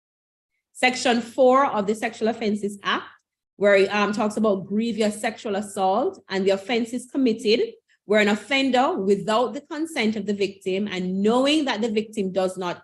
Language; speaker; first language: English; native; English